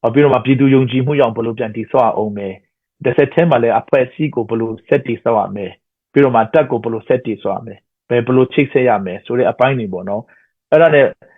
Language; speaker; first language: Burmese; non-native, local second language; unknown